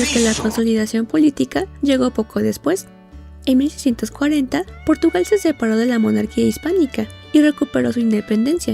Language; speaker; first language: Spanish; native; Spanish